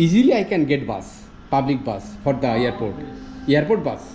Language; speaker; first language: English; non-native, learner; Bangla